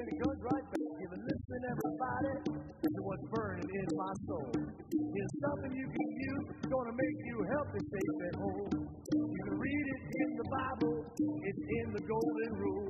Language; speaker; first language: English; native; English